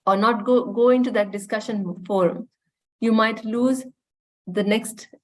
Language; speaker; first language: English; non-native, local second language; Sinhala